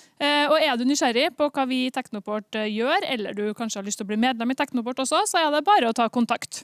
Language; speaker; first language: Norwegian; native; Norwegian